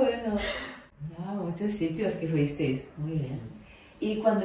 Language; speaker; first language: Spanish; non-native, fluent; Japanese